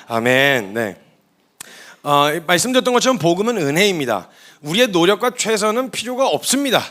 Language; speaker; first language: Korean; native; Korean